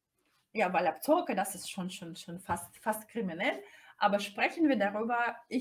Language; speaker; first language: German; non-native, fluent; Russian